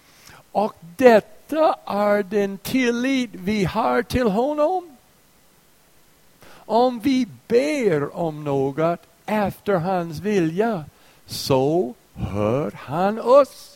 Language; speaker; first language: Swedish; non-native, fluent; English